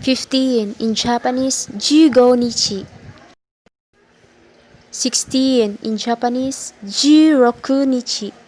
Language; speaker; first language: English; non-native, local second language; Filipino